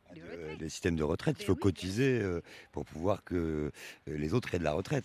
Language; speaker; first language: French; native; French